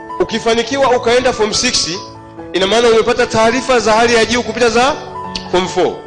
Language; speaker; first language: Swahili; native; Swahili